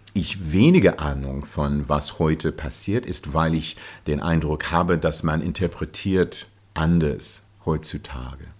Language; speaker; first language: German; non-native, fluent; English